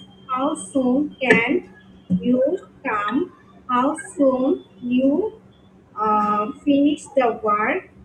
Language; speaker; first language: English; non-native, learner; Bangla